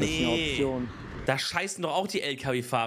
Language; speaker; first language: German; native; German